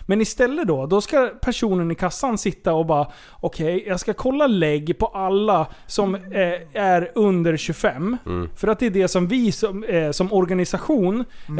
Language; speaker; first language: Swedish; native; Swedish